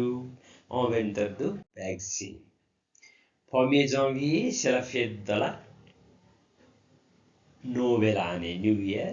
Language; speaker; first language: French; non-native, learner; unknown